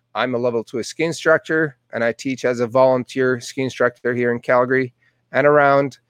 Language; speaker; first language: English; non-native, fluent; Persian